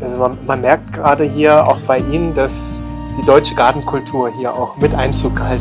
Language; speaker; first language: German; native; German